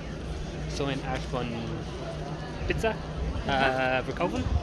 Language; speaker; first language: German; non-native, learner; English